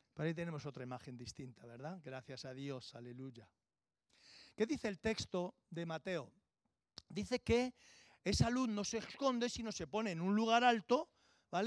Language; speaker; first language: Spanish; native; Spanish